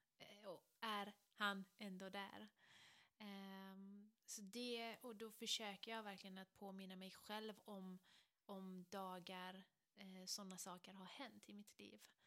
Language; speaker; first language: Swedish; non-native, fluent; Persian